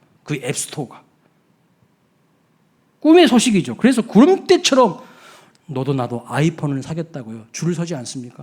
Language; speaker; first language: Korean; native; Korean